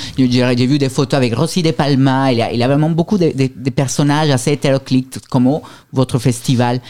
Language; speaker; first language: French; non-native, fluent; Spanish